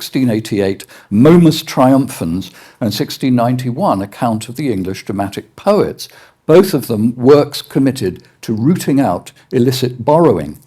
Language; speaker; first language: English; native; English